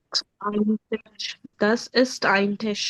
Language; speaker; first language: German; non-native, learner; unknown